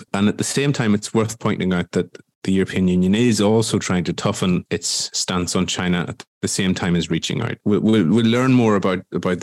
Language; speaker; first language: English; native; English